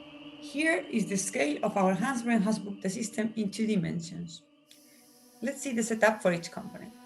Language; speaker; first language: English; non-native, fluent; Spanish